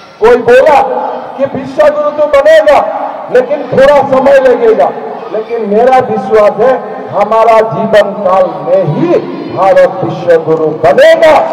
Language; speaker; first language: Hindi; non-native, local second language; Assamese